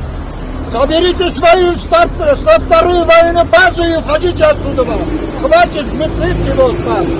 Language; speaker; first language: Russian; non-native, fluent; Armenian